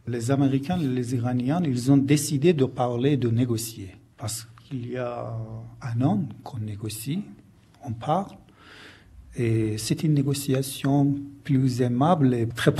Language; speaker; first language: French; non-native, fluent; Persian